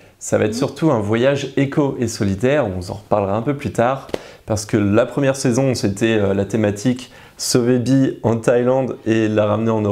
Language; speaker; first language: French; native; French